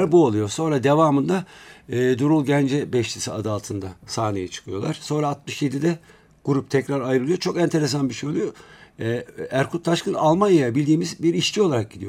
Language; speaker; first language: Turkish; native; Turkish